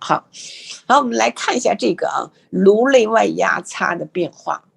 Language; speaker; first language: Chinese; native; Chinese